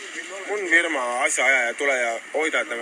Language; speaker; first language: Finnish; non-native, learner; Estonian